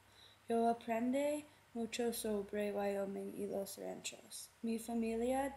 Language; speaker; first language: Spanish; non-native, learner; English